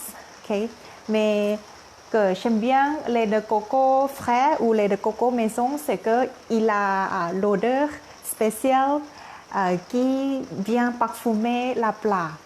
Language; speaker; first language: French; non-native, learner; Thai